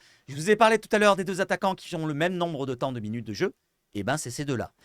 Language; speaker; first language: French; native; French